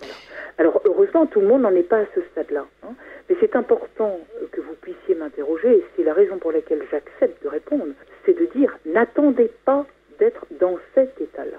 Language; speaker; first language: French; native; French